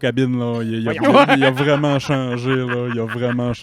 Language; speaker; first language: French; native; French